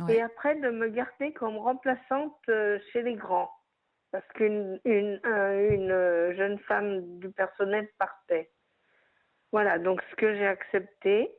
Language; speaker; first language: French; native; French